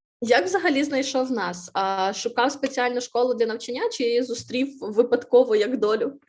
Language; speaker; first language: Ukrainian; native; Ukrainian